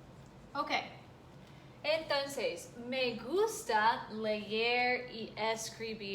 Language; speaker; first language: Spanish; non-native, fluent; English